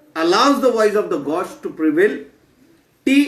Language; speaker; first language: English; non-native, local second language; Marathi